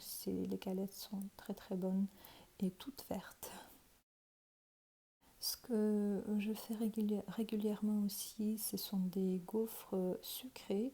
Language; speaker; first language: French; non-native, fluent; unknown